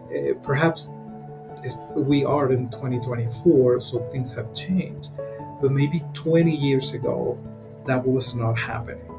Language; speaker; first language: English; non-native, fluent; Spanish